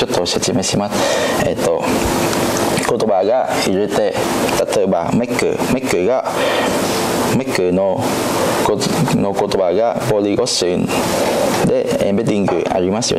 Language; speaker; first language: Japanese; non-native, learner; Vietnamese